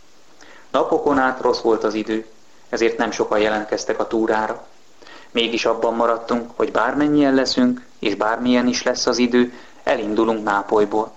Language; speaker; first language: Hungarian; native; Hungarian